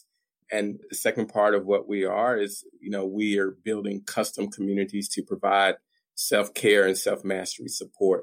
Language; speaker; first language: English; native; English